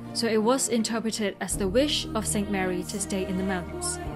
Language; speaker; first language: English; non-native, local second language; Cantonese